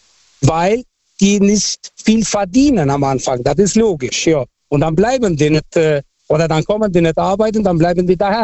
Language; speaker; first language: German; non-native, fluent; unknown